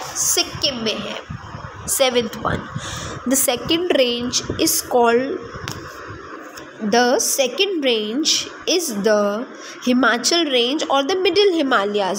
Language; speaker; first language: English; non-native, local second language; Hindi